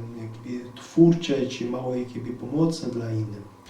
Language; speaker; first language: Polish; non-native, fluent; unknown